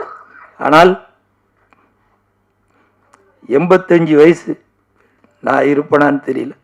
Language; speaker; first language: Tamil; native; Tamil